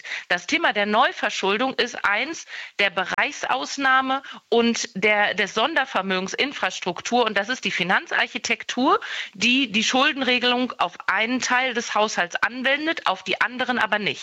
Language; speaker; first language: German; native; German